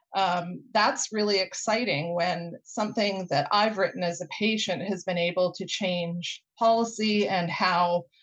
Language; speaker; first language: English; native; English